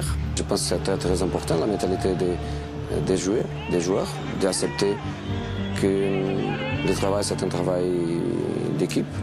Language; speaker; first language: French; non-native, fluent; Portuguese